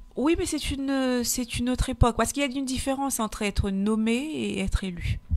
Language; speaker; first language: French; native; French